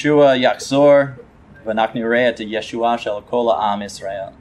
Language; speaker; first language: Hebrew; non-native, fluent; English